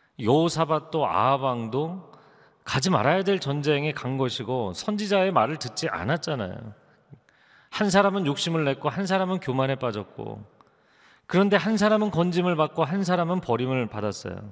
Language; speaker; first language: Korean; native; Korean